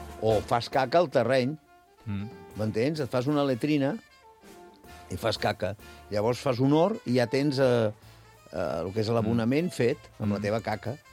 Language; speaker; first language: Catalan; native; Catalan